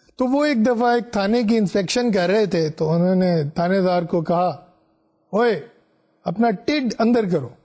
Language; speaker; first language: Urdu; non-native, local second language; Punjabi